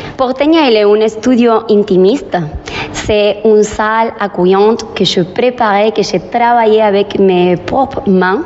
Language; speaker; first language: French; non-native, fluent; Spanish